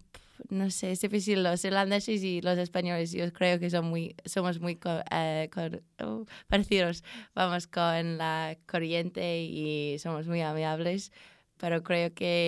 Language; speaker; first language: Spanish; non-native, learner; English